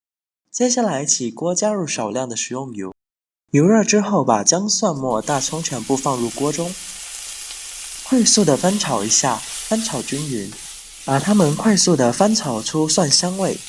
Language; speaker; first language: Chinese; native; Chinese